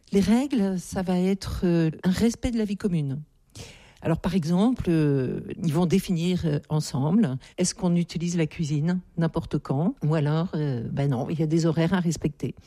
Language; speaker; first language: French; native; French